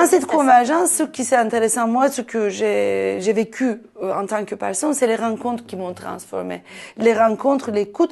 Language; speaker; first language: French; non-native, fluent; Turkish